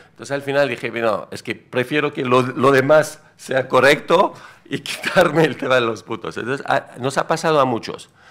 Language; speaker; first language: Spanish; non-native, fluent; French